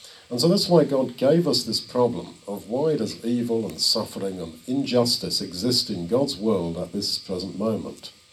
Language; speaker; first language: English; native; English